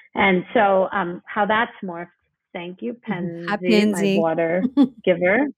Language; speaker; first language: English; native; English